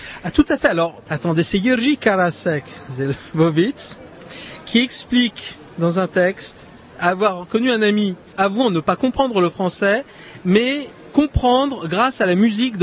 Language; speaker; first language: French; native; French